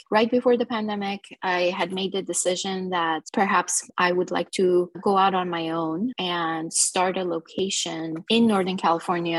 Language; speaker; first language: English; non-native, fluent; Persian